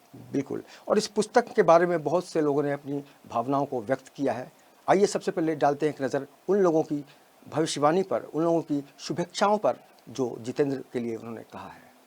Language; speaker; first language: Hindi; native; Hindi